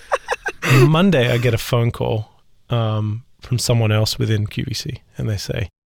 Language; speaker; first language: English; native; English